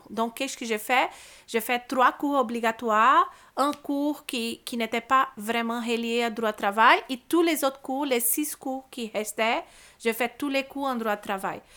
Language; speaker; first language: French; non-native, fluent; Portuguese